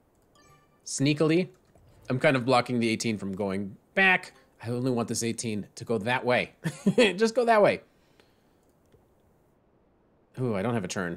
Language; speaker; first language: English; native; English